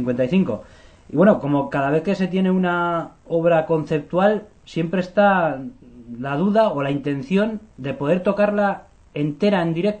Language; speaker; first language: Spanish; native; Spanish